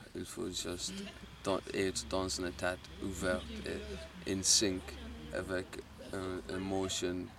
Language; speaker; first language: French; non-native, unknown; English